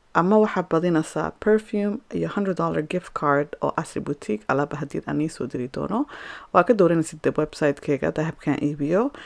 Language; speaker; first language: Somali; early bilingual, heritage; Somali